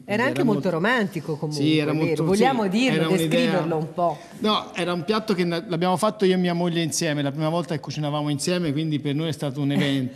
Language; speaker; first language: Italian; native; Italian